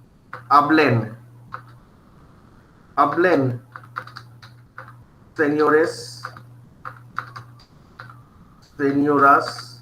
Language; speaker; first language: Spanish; non-native, fluent; Bangla